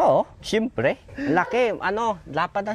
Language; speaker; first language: Filipino; non-native, learner; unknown